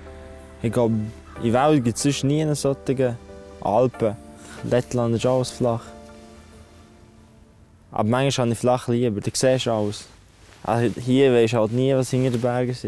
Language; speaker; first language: German; non-native, fluent; Latvian